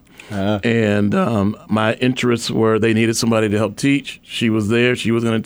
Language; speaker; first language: English; native; English